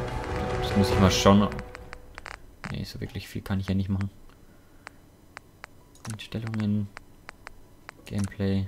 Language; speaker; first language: German; native; German